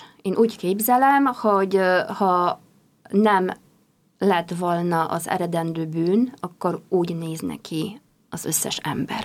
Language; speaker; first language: Hungarian; non-native, fluent; Polish